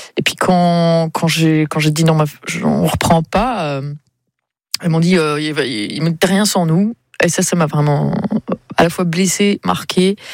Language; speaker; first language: French; native; French